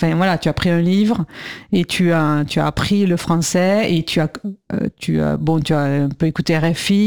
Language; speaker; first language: French; native; French